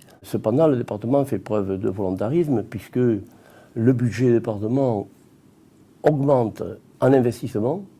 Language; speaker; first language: French; native; French